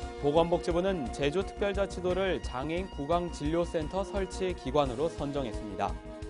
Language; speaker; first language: Korean; native; Korean